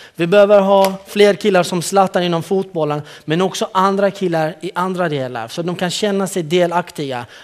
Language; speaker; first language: Swedish; early bilingual, other home language; Central Kurdish